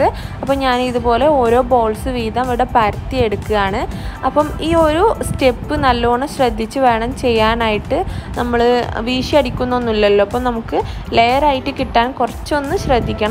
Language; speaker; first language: Malayalam; native; Malayalam